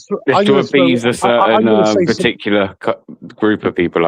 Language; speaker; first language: English; native; English